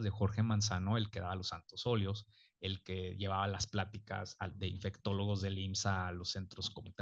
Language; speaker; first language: Spanish; native; Spanish